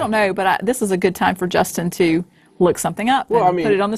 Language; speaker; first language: English; native; English